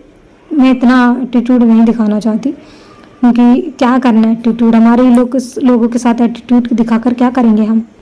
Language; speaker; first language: Hindi; native; Hindi